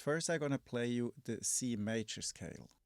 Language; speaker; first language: English; non-native, fluent; German